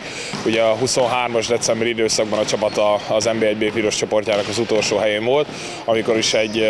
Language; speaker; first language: Hungarian; native; Hungarian